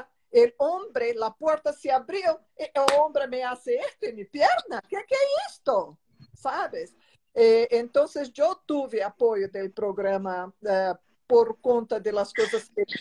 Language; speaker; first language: Spanish; non-native, learner; Portuguese